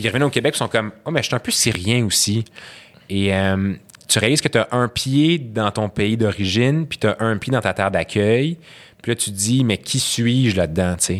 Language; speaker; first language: French; native; French